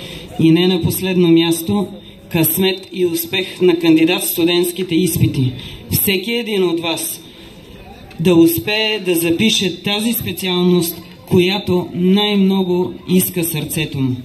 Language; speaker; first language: Bulgarian; native; Bulgarian